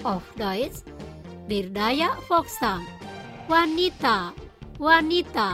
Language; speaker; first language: German; non-native, learner; Indonesian